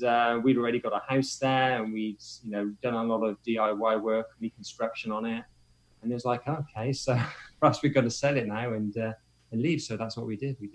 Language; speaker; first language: English; native; English